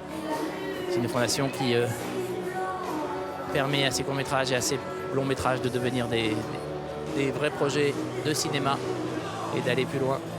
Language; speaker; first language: French; native; French